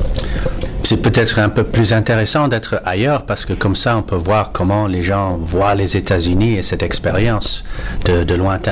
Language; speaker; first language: French; non-native, fluent; English